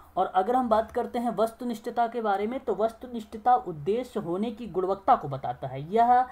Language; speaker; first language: Hindi; native; Hindi